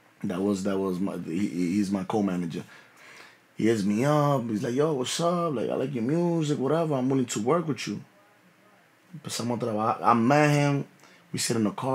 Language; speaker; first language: English; early bilingual, other home language; Spanish